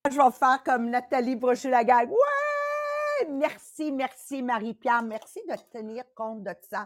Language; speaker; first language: French; native; French